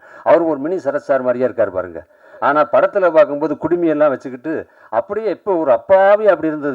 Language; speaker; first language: Tamil; native; Tamil